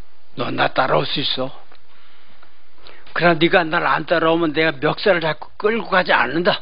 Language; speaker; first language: Korean; native; Korean